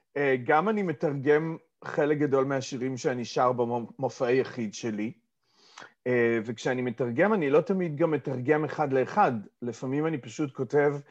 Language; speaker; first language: Hebrew; early bilingual, other home language; English